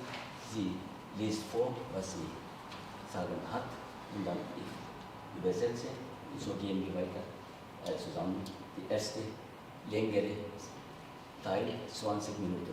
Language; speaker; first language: German; non-native, fluent; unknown